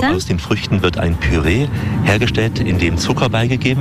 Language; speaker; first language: German; native; German